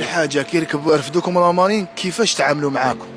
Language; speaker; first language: Arabic; native; Arabic